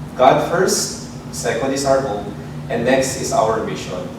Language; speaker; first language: English; non-native, local second language; Filipino